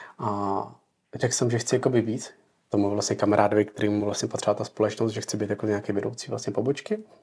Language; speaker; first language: Czech; early bilingual, other home language; Ukrainian